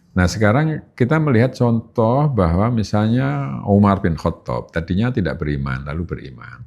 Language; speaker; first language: Indonesian; non-native, local second language; Javanese